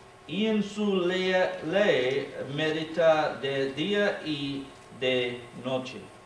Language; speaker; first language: Spanish; non-native, learner; English